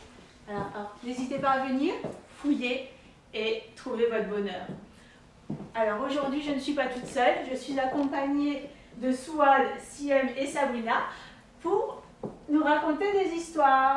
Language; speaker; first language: French; native; French